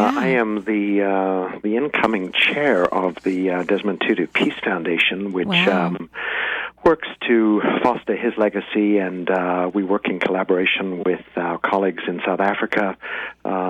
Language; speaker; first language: English; native; English